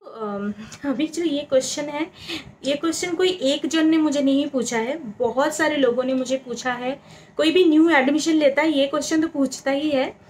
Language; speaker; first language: Hindi; non-native, local second language; Bangla